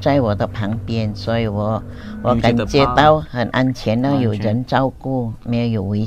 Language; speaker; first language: Chinese; early bilingual, heritage; Chinese